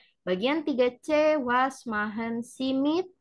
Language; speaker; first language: German; non-native, learner; Indonesian